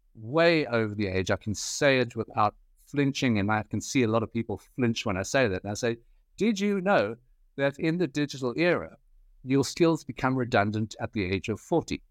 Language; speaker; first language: English; native; English